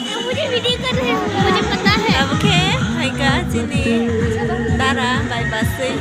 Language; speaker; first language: Hindi; non-native, local second language; Kok Borok